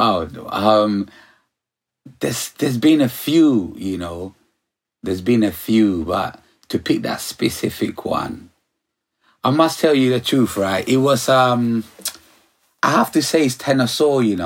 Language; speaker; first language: English; early bilingual, other home language; Ga